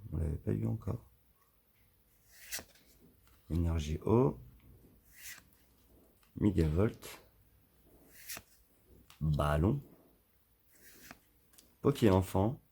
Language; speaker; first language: French; native; French